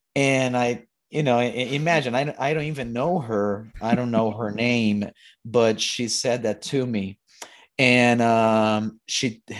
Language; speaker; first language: English; non-native, fluent; Portuguese